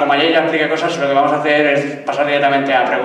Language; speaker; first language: Spanish; native; Spanish